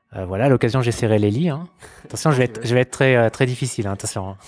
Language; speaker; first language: French; native; French